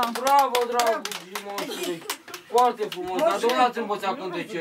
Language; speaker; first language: Romanian; native; Romanian